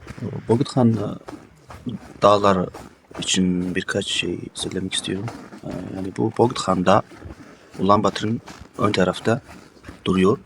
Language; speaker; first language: Turkish; non-native, fluent; Mongolian